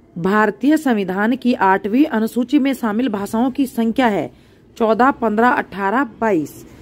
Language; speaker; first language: Hindi; native; Hindi